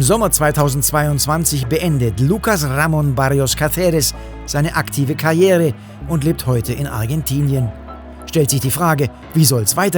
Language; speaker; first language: German; native; German